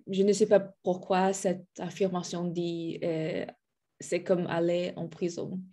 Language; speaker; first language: French; non-native, learner; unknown